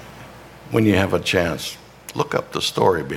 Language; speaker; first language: English; native; English